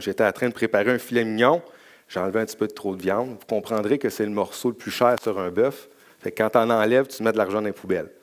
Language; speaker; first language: French; native; French